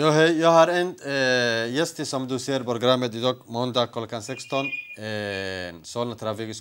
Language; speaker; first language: Swedish; non-native, learner; Somali